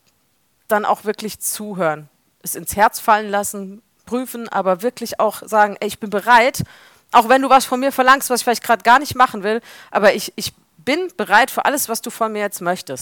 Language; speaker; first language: German; native; German